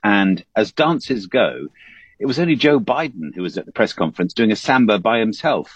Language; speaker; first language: English; native; English